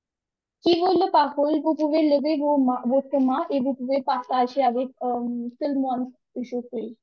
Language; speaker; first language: French; non-native, learner; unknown